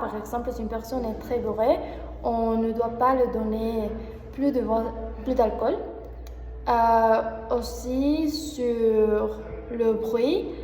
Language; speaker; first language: French; non-native, learner; Spanish